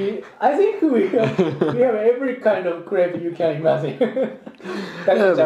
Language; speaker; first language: English; non-native, fluent; Japanese